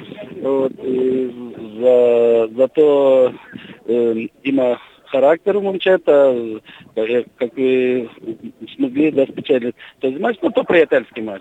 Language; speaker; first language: Bulgarian; non-native, learner; Russian